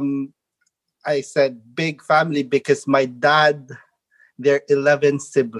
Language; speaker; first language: English; non-native, local second language; Filipino